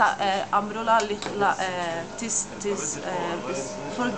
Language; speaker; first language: Hebrew; non-native, learner; English